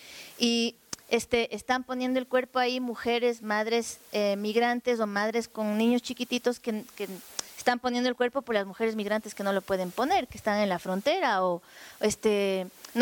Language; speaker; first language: Spanish; native; Spanish